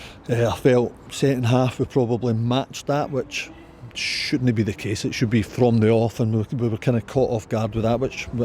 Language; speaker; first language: English; native; English